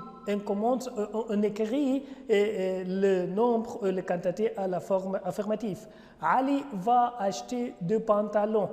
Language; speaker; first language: French; non-native, fluent; Arabic